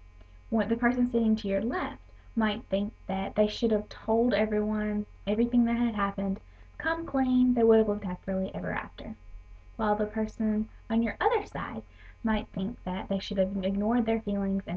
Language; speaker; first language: English; native; English